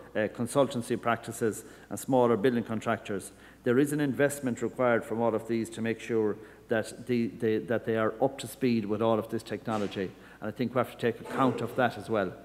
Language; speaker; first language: English; native; English